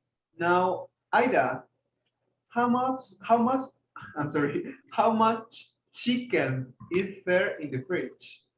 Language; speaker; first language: English; non-native, fluent; Spanish